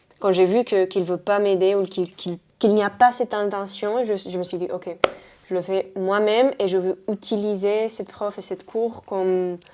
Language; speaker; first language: French; non-native, fluent; Spanish